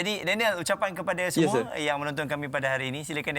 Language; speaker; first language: Malay; native; Malay